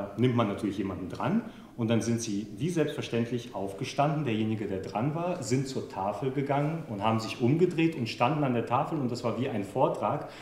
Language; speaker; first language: German; early bilingual, other home language; Russian